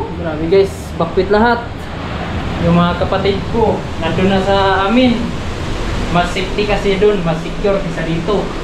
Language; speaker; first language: Filipino; non-native, local second language; Cebuano